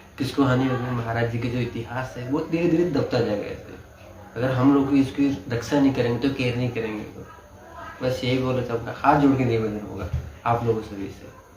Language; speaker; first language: Hindi; native; Hindi